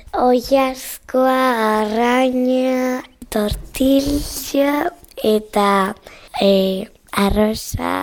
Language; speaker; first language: Basque; non-native, local second language; Spanish